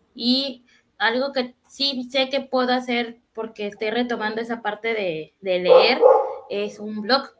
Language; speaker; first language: Spanish; native; Spanish